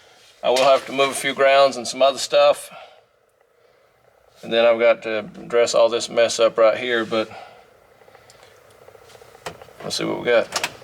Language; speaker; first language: English; native; English